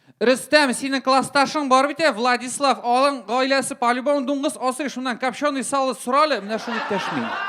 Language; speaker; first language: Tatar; non-native, local second language; Russian